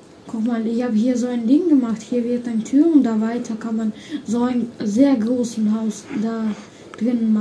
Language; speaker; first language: German; early bilingual, other home language; Russian